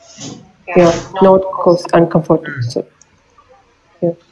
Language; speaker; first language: English; non-native, local second language; Hindi